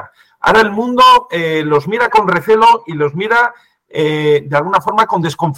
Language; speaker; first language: Spanish; native; Spanish